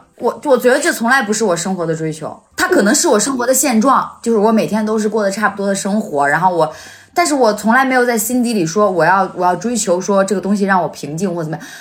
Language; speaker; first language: Chinese; native; Chinese